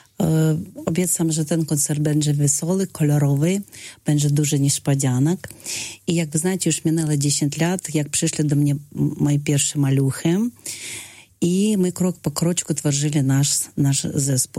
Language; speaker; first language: Polish; non-native, learner; Ukrainian